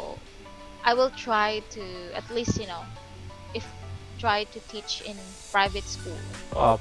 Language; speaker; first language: English; non-native, local second language; Filipino